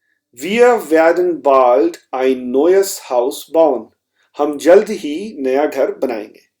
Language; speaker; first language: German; non-native, fluent; Urdu